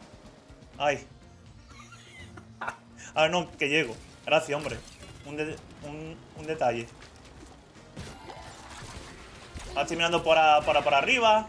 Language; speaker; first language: Spanish; native; Spanish